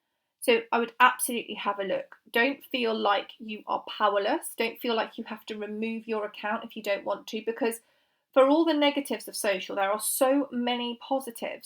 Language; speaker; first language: English; native; English